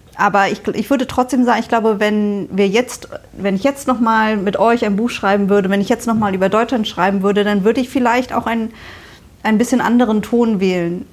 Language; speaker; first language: German; early bilingual, other home language; Vietnamese